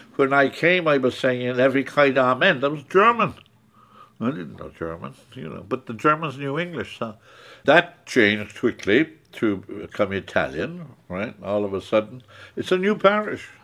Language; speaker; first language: English; native; English